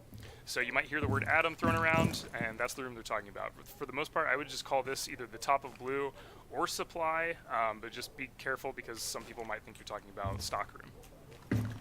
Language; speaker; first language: English; native; English